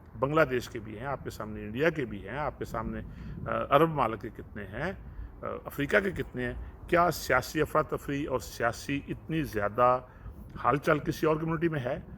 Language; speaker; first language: Urdu; non-native, local second language; Punjabi